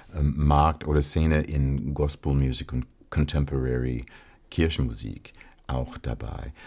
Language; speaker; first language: German; non-native, fluent; English